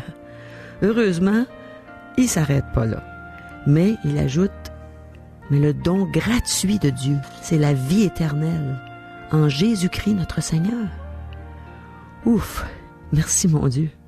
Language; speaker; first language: French; native; French